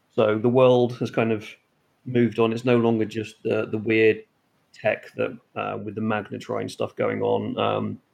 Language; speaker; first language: English; native; English